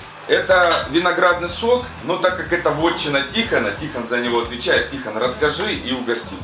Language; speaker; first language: Russian; native; Russian